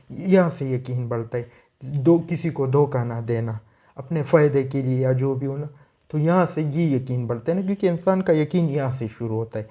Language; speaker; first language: Urdu; non-native, local second language; Pashto